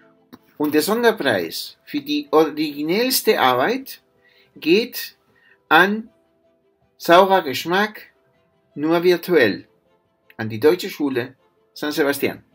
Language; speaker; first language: German; non-native, fluent; Spanish